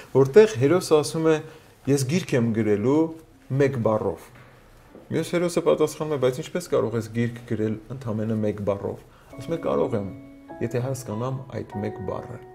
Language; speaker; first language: Armenian; native; Armenian